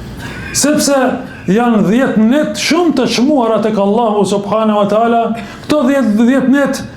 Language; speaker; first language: Albanian; native; Albanian